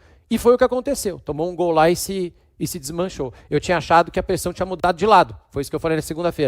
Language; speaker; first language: Portuguese; native; Portuguese